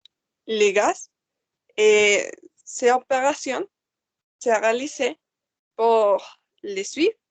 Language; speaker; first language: French; non-native, learner; Spanish